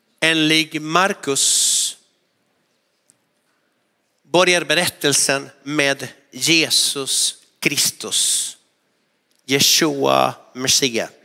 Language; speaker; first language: Swedish; non-native, fluent; Spanish